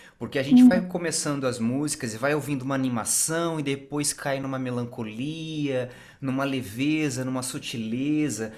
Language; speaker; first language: Portuguese; native; Portuguese